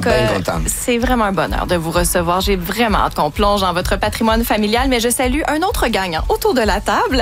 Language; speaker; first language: French; native; French